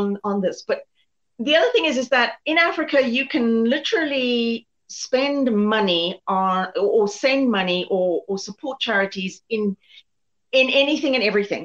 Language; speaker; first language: English; native; English